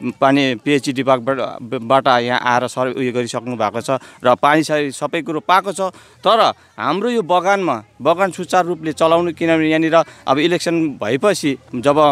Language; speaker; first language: Nepali; native; Nepali